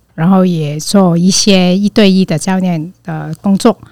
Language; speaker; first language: Chinese; non-native, fluent; Cantonese